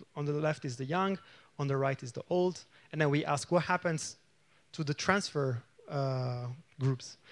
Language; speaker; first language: English; non-native, fluent; Italian